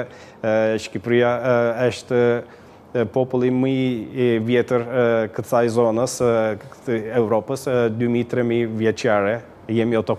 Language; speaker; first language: Albanian; early bilingual, heritage; Albanian